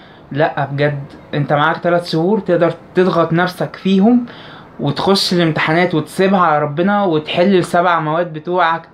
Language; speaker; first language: Arabic; native; Arabic